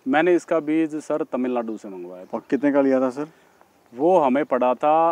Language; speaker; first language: Hindi; native; Hindi